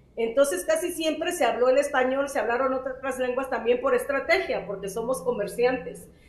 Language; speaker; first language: Spanish; non-native, local second language; Zapotec